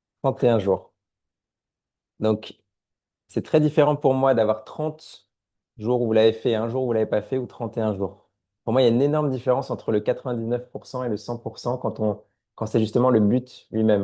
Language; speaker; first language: French; native; French